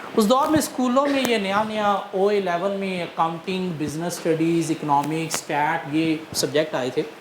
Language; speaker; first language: Urdu; non-native, local second language; Punjabi